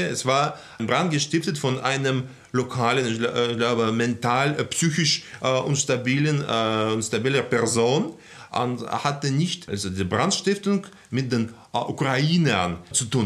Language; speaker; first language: German; non-native, fluent; Russian